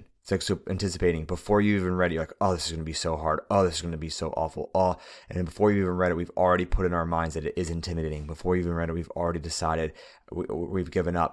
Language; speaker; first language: English; native; English